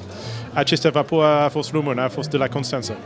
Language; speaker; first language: Romanian; non-native, learner; English